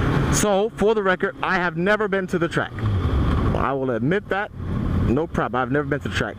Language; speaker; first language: English; native; English